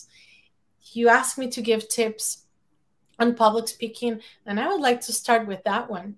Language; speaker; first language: English; non-native, fluent; Spanish